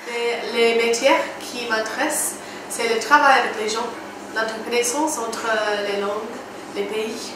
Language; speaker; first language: French; non-native, fluent; English